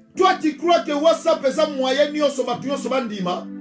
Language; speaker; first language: French; non-native, local second language; Lingala